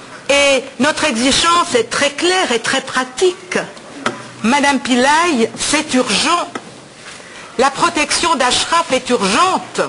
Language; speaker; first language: French; native; French